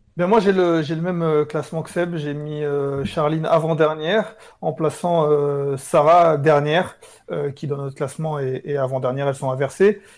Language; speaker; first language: French; native; French